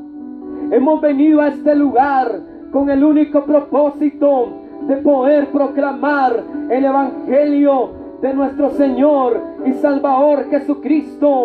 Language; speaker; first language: Spanish; native; Spanish